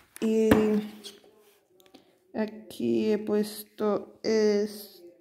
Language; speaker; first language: Spanish; non-native, learner; Italian